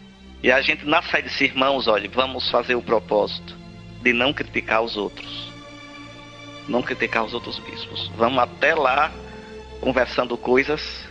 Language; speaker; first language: Portuguese; native; Portuguese